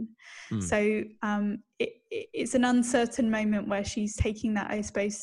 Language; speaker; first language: English; native; English